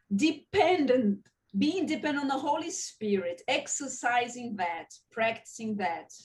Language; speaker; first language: English; non-native, fluent; Portuguese